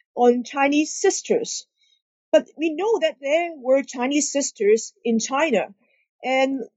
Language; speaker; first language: English; non-native, local second language; Cantonese